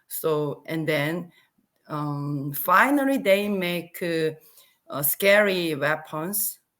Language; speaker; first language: English; non-native, learner; Korean